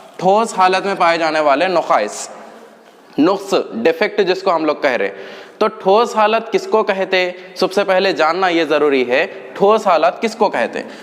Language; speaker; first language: Urdu; native; Urdu